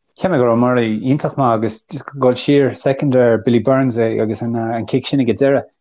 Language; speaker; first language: Irish; native; Irish